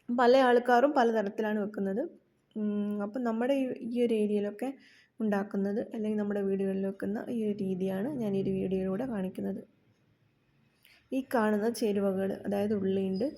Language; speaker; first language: Malayalam; native; Malayalam